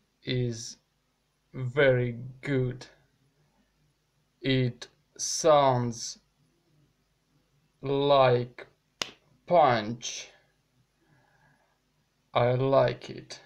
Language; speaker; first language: English; non-native, learner; Russian